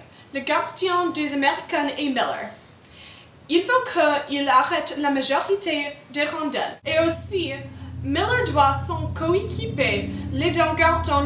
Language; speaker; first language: French; non-native, learner; English